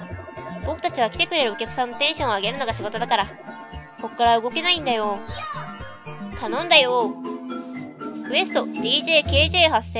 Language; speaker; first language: Japanese; native; Japanese